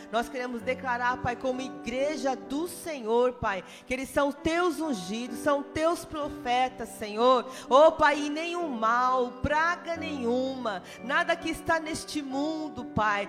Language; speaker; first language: Portuguese; native; Portuguese